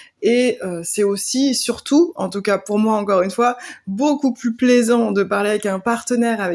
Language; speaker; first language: French; native; French